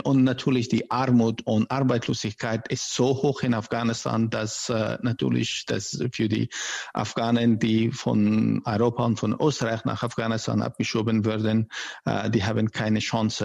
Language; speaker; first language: German; non-native, learner; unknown